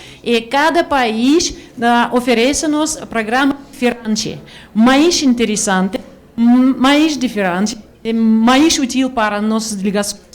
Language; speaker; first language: Portuguese; non-native, learner; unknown